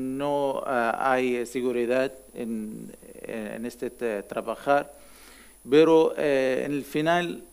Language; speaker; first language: Spanish; non-native, learner; Arabic